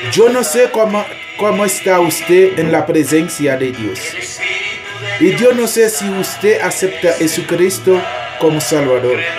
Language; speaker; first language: Spanish; non-native, learner; Haitian Creole